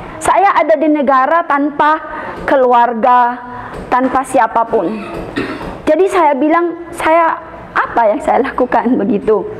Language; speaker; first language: Indonesian; non-native, fluent; Filipino